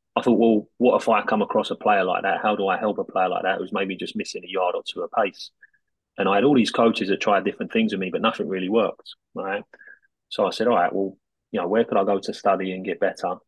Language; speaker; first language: English; native; English